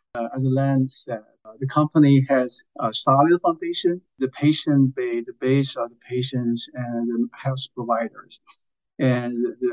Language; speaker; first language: English; non-native, fluent; Chinese